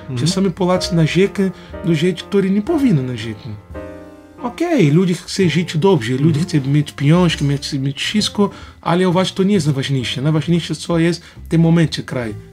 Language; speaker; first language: Polish; non-native, learner; Portuguese